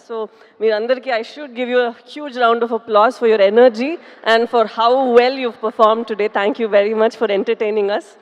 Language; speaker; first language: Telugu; non-native, fluent; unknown